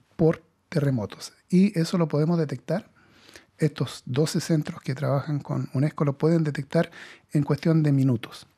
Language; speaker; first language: Spanish; native; Spanish